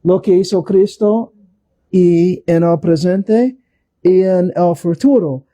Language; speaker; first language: Spanish; non-native, learner; English